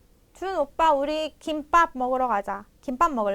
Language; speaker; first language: Korean; non-native, fluent; Indonesian